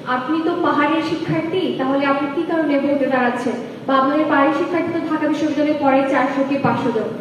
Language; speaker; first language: Bangla; non-native, local second language; Chakma